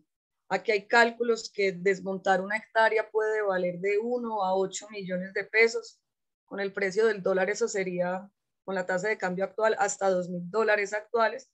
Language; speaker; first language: Spanish; native; Spanish